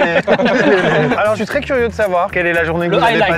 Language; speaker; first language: French; native; French